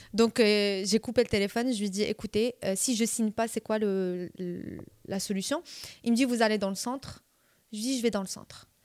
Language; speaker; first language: French; non-native, local second language; Arabic